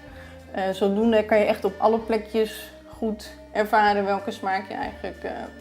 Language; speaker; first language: Dutch; native; Dutch